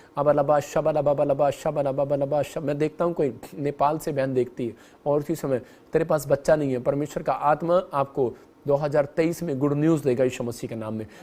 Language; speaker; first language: Hindi; non-native, local second language; Punjabi